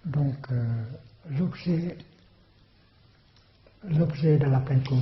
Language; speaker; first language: French; non-native, fluent; Vietnamese